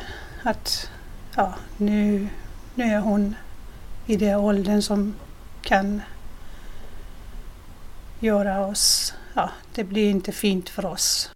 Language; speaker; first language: Swedish; non-native, fluent; Persian